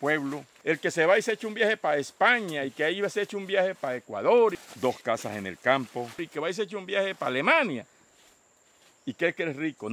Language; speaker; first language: Spanish; native; Spanish